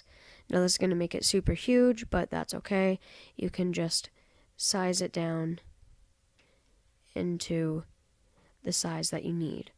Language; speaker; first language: English; native; English